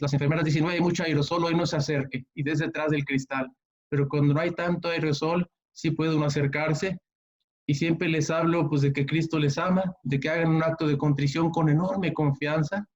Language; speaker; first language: Spanish; native; Spanish